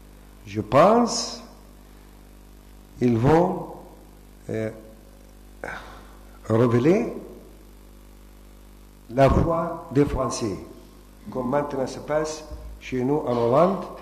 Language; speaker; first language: French; non-native, fluent; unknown